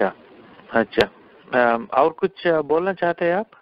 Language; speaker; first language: Hindi; non-native, local second language; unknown